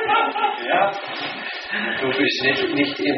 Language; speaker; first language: German; non-native, fluent; Danish